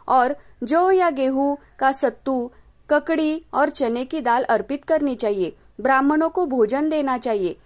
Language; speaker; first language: Hindi; non-native, local second language; Marathi